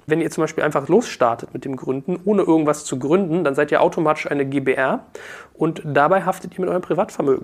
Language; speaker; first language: German; native; German